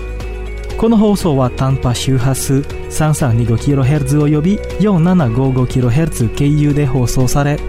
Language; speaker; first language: Japanese; non-native, fluent; Indonesian